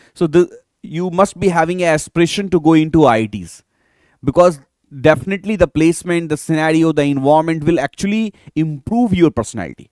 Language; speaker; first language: English; non-native, local second language; Hindi